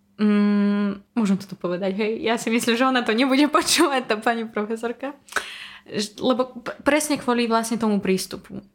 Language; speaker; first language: Slovak; non-native, fluent; Russian